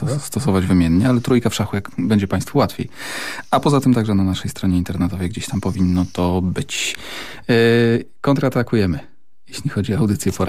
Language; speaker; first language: Polish; native; Polish